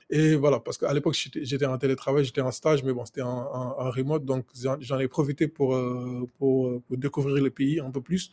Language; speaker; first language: French; non-native, local second language; Wolof